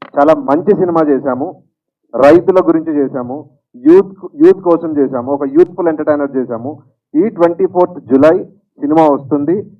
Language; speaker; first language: Telugu; native; Telugu